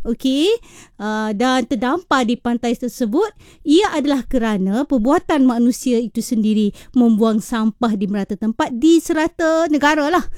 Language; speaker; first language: Malay; native; Malay